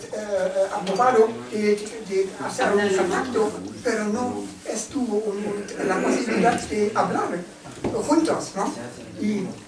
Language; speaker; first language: Spanish; non-native, learner; German